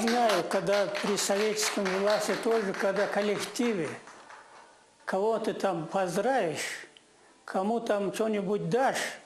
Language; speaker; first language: Russian; non-native, local second language; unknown